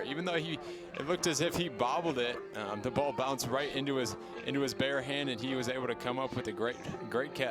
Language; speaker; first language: English; native; English